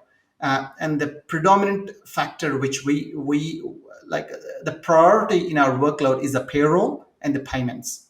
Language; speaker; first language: English; non-native, local second language; Telugu